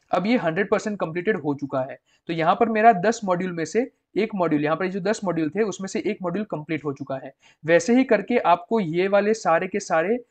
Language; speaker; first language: Hindi; non-native, local second language; Gujarati